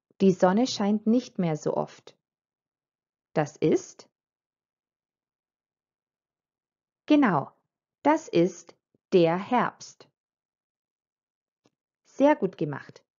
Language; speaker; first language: German; non-native, fluent; Croatian